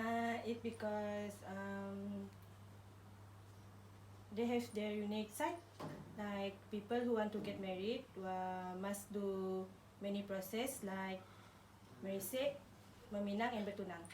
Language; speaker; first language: English; non-native, local second language; Malay